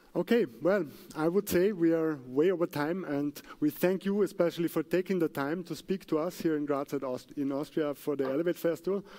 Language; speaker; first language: English; non-native, fluent; German